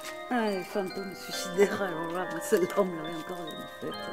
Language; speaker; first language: French; native; French